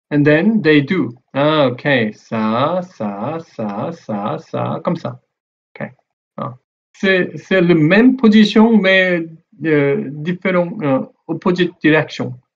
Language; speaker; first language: French; non-native, learner; Korean